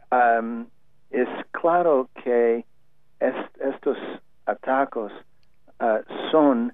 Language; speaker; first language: Spanish; non-native, learner; English